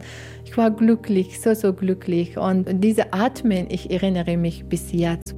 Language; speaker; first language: German; non-native, learner; Persian